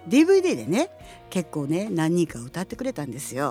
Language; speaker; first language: Japanese; native; Japanese